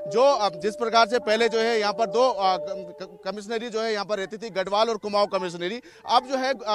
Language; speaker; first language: Hindi; native; Hindi